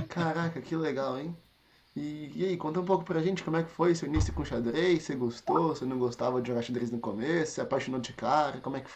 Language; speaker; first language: Portuguese; native; Portuguese